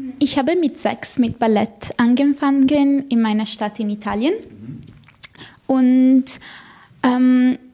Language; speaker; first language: German; non-native, fluent; Italian